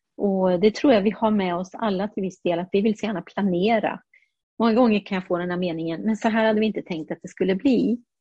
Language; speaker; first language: Swedish; early bilingual, heritage; Swedish